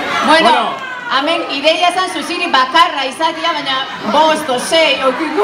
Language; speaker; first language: Basque; native; Basque